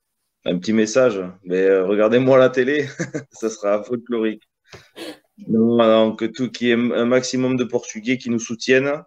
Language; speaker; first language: French; early bilingual, other home language; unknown